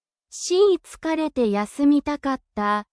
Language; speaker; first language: Japanese; native; Japanese